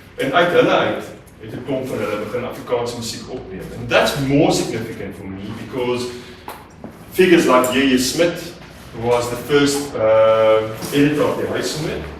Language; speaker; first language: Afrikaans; native; Afrikaans